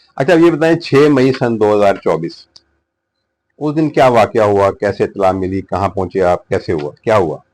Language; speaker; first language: Urdu; native; Urdu